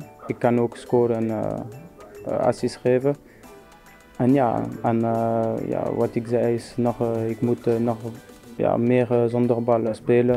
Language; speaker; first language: Dutch; non-native, local second language; French